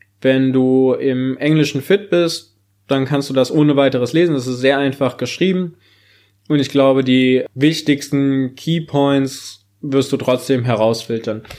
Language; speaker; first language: German; native; German